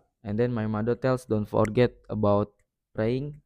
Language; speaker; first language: English; non-native, learner; Indonesian